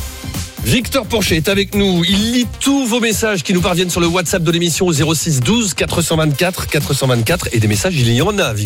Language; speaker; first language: French; native; French